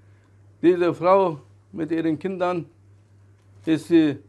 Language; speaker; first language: German; non-native, fluent; Turkish